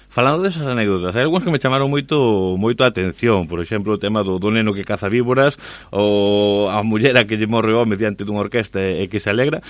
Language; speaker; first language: Galician; native; Galician